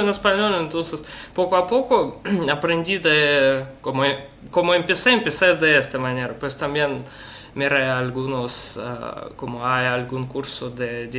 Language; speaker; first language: Spanish; non-native, learner; Russian